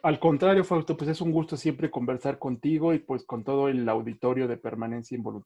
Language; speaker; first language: Spanish; native; Spanish